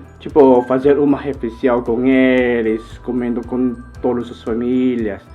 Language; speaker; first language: Portuguese; non-native, learner; Filipino